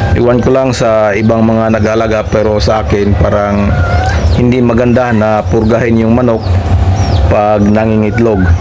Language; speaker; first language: Filipino; non-native, local second language; Cebuano